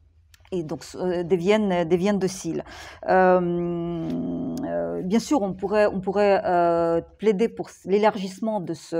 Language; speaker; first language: French; non-native, fluent; Ukrainian